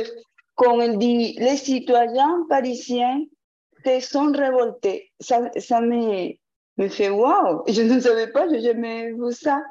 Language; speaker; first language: French; non-native, learner; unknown